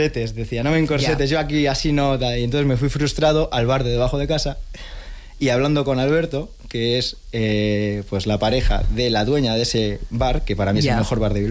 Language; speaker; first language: Spanish; native; Spanish